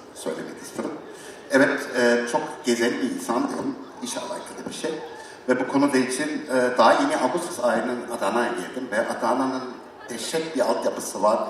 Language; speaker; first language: Turkish; non-native, learner; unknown